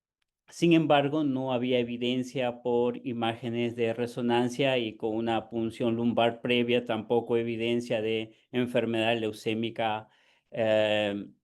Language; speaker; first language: Spanish; native; Spanish